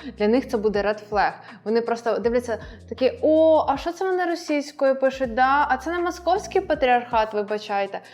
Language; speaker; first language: Ukrainian; non-native, local second language; Russian